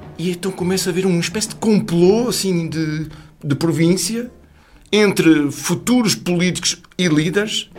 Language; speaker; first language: Portuguese; early bilingual, heritage; French